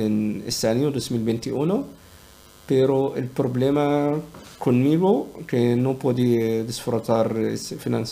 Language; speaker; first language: Spanish; non-native, learner; Arabic